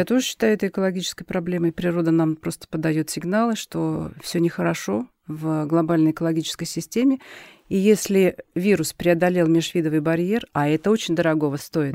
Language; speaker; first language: Russian; native; Russian